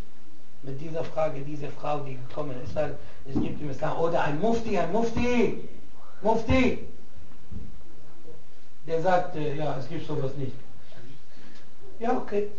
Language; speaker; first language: German; non-native, fluent; Arabic